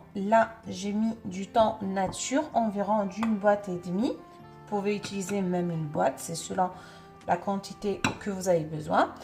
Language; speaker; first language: French; non-native, local second language; Arabic